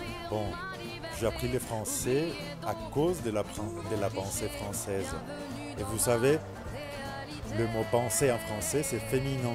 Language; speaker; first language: French; non-native, fluent; Spanish